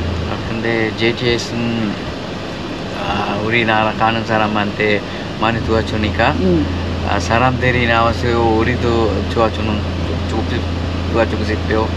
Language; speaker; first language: Korean; non-native, learner; Sinhala